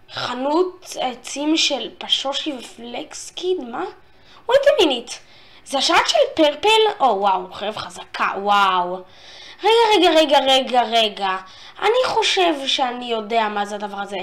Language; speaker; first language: Hebrew; native; Hebrew